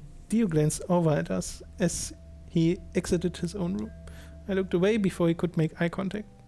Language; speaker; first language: English; non-native, fluent; German